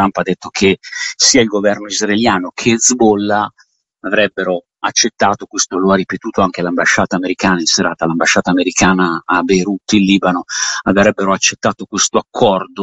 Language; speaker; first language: Italian; native; Italian